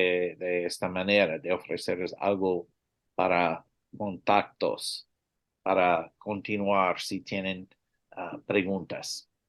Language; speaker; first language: Spanish; non-native, learner; English